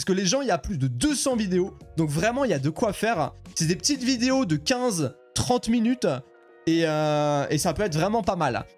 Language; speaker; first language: French; native; French